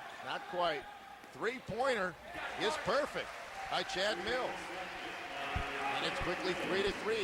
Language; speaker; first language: English; native; English